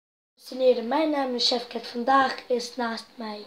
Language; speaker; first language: Dutch; non-native, local second language; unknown